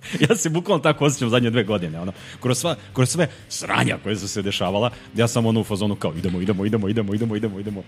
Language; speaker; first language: Serbian; native; Serbian